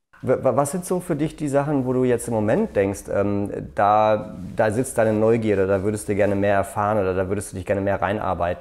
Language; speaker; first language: German; native; German